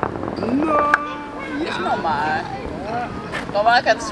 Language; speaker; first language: German; non-native, learner; Cantonese